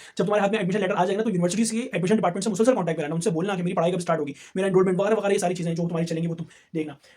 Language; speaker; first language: Urdu; native; Urdu